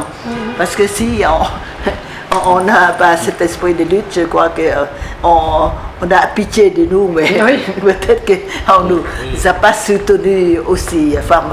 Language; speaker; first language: French; non-native, local second language; Vietnamese